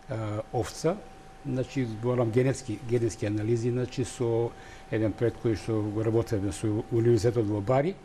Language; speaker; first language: Macedonian; native; Macedonian